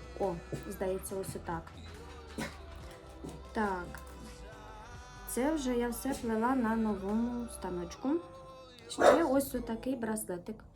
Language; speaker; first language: Ukrainian; native; Ukrainian